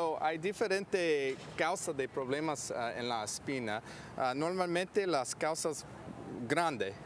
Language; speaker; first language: Spanish; non-native, fluent; English